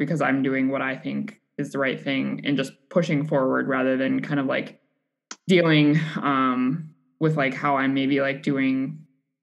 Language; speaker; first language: English; native; English